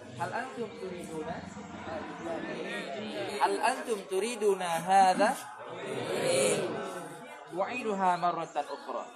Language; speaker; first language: Arabic; non-native, fluent; Indonesian